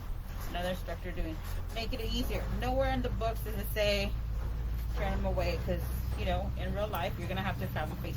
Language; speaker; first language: English; native; English